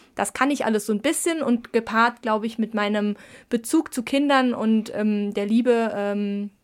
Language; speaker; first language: German; native; German